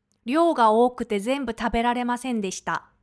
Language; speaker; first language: Japanese; non-native, fluent; Korean